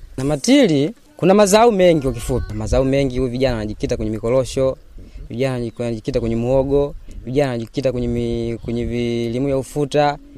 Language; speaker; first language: Swahili; non-native, local second language; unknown